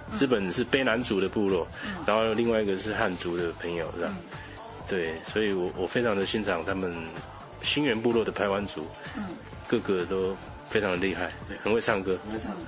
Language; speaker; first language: Chinese; native; Chinese